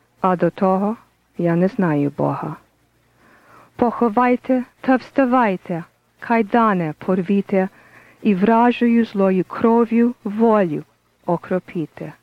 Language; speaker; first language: Ukrainian; early bilingual, heritage; English